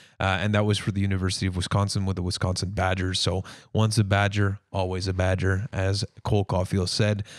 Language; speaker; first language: English; native; English